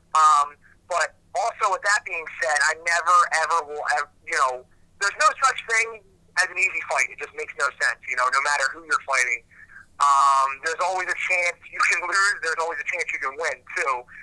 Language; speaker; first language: English; native; English